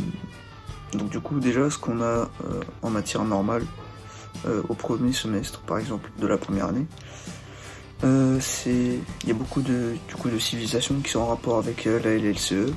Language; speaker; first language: French; native; French